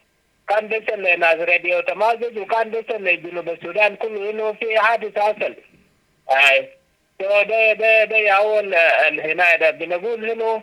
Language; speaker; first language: Arabic; non-native, local second language; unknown